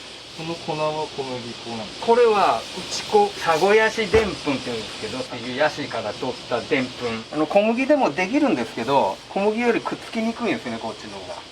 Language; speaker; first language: Japanese; native; Japanese